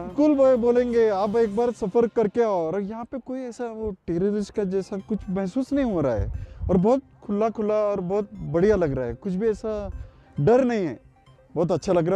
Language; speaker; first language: Hindi; non-native, local second language; Marathi